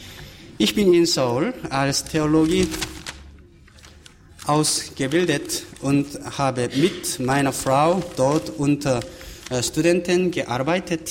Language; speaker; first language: German; non-native, fluent; Korean